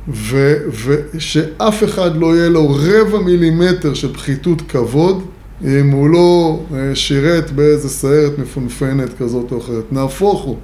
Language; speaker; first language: Hebrew; native; Hebrew